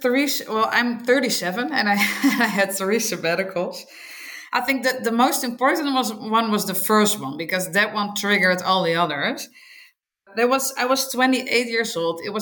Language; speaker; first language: English; non-native, fluent; Dutch